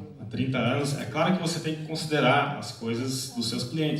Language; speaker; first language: Portuguese; native; Portuguese